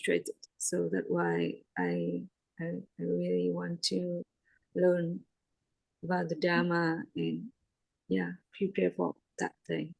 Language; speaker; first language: English; non-native, learner; Vietnamese